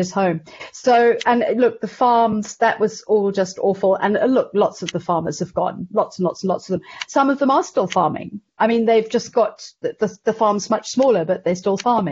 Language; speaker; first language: English; native; English